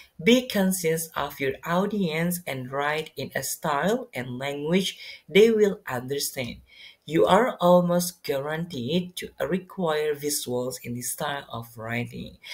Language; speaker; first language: English; non-native, fluent; Indonesian